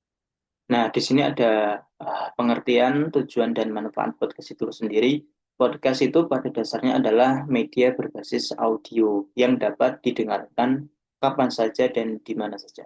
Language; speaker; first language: Indonesian; native; Indonesian